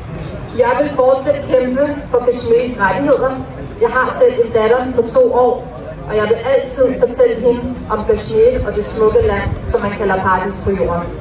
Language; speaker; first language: Danish; early bilingual, other home language; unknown